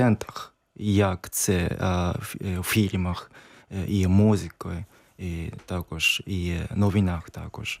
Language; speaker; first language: Ukrainian; non-native, learner; Japanese